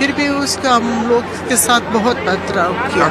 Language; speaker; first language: Hindi; non-native, learner; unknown